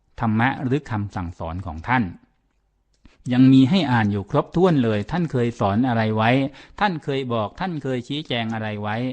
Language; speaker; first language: Thai; native; Thai